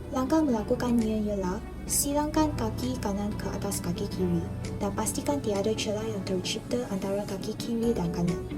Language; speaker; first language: Malay; non-native, local second language; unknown